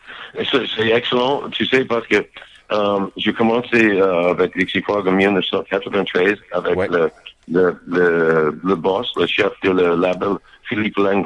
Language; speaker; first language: French; non-native, learner; English